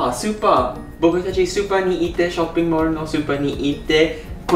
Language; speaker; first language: Japanese; non-native, learner; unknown